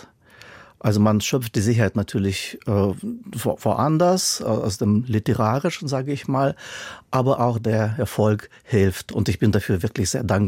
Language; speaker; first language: German; non-native, fluent; Russian